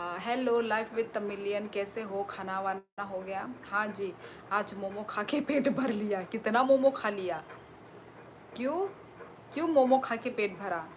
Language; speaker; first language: Hindi; non-native, local second language; Kok Borok